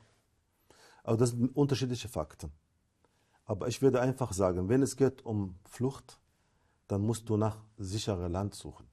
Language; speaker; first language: German; non-native, fluent; Arabic